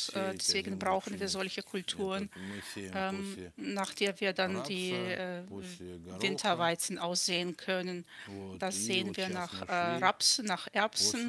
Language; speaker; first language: German; non-native, fluent; Russian